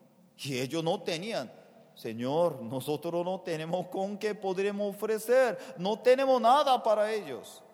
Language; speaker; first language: Spanish; non-native, fluent; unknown